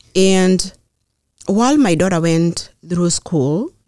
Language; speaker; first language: English; non-native, local second language; Kikuyu